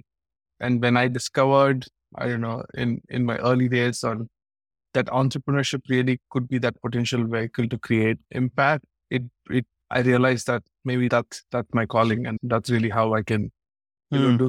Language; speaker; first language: English; non-native, local second language; Telugu